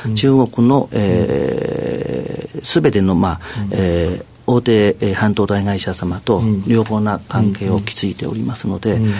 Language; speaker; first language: Japanese; non-native, fluent; Chinese